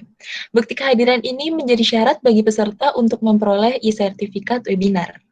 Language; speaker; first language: Indonesian; native; Indonesian